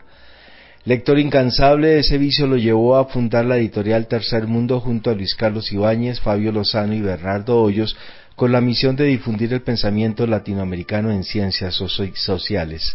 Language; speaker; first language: Spanish; native; Spanish